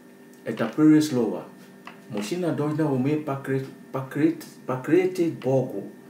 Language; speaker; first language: Russian; non-native, learner; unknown